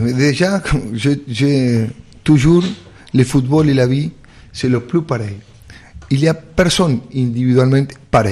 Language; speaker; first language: French; non-native, fluent; Spanish